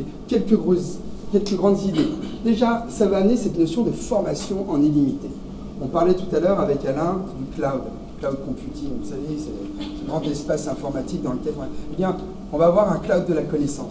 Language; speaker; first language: French; native; French